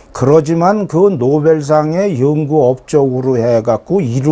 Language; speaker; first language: Korean; native; Korean